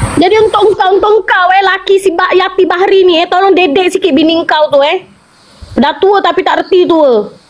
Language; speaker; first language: Malay; native; Malay